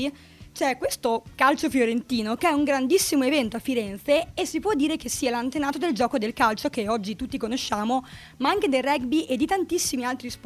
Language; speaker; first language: Italian; native; Italian